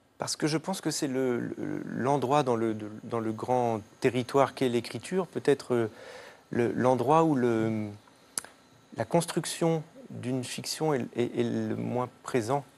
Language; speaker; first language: French; native; French